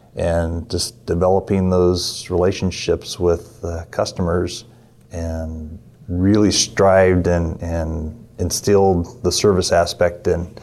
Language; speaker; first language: English; native; English